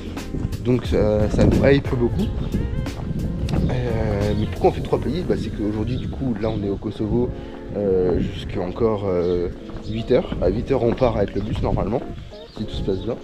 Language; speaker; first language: French; native; French